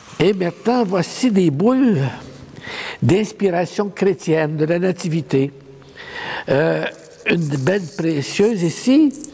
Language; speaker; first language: French; native; French